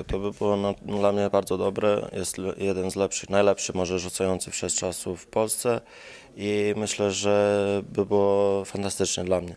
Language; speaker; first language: Polish; non-native, fluent; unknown